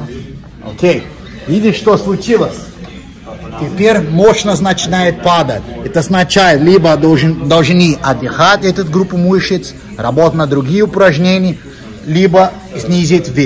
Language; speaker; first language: Russian; non-native, fluent; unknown